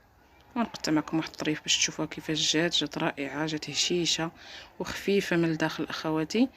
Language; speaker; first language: Arabic; native; Arabic